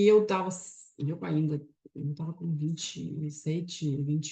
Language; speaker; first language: Portuguese; non-native, fluent; Russian